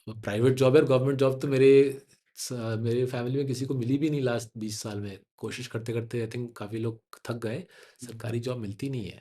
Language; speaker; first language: Hindi; non-native, local second language; Bangla